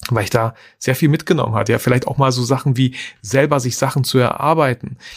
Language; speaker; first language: German; early bilingual, other home language; Russian